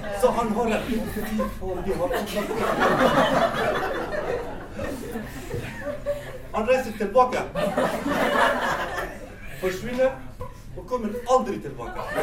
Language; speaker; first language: Norwegian; non-native, fluent; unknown